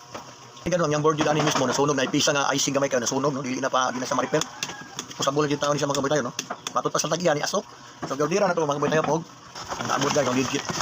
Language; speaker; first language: Cebuano; native; Cebuano